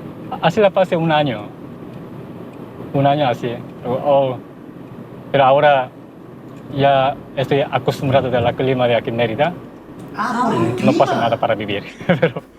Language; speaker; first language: Spanish; non-native, learner; Korean